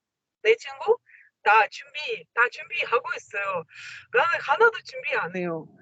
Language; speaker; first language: Korean; non-native, learner; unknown